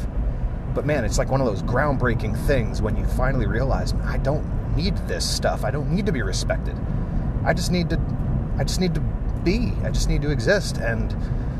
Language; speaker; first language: English; native; English